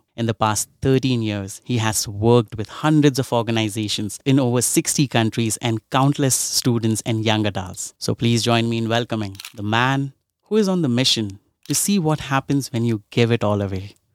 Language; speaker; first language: English; non-native, local second language; Hindi